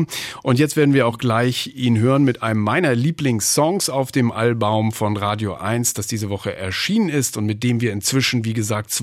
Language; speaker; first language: German; native; German